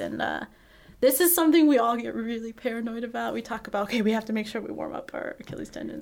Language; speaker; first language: English; native; English